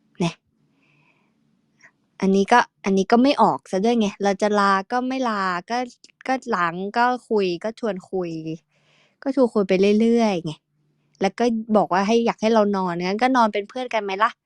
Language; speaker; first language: Thai; native; Thai